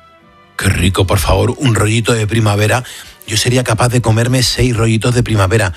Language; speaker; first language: Spanish; native; Spanish